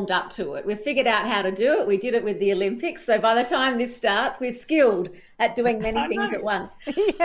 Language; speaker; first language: English; native; English